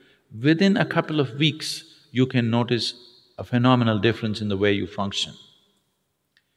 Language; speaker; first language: English; non-native, local second language; Tamil